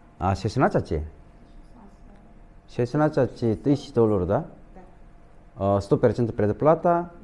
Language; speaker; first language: Russian; non-native, learner; Korean